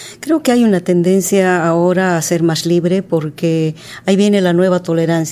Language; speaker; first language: Spanish; native; Spanish